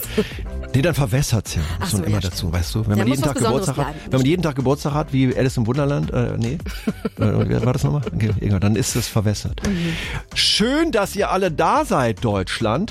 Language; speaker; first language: German; native; German